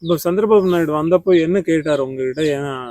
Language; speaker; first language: Tamil; native; Tamil